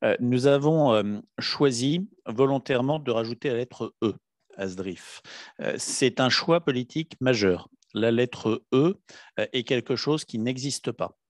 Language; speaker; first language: French; native; French